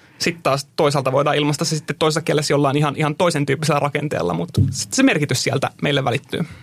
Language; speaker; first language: Finnish; native; Finnish